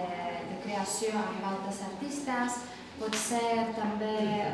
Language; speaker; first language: Catalan; non-native, fluent; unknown